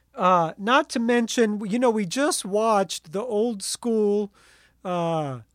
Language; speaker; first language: English; native; English